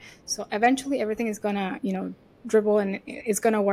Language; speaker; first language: English; non-native, fluent; Spanish